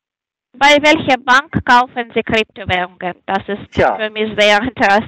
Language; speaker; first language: German; non-native, fluent; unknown